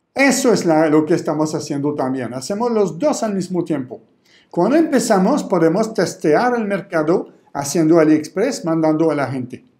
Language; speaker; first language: Spanish; non-native, fluent; French